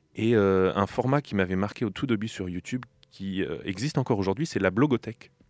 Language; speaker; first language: French; native; French